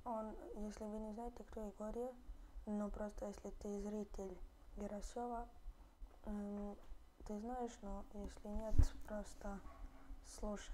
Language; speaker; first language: Russian; early bilingual, heritage; Russian